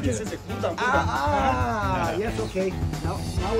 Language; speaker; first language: English; non-native, learner; German